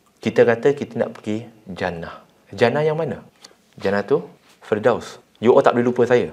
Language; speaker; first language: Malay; non-native, local second language; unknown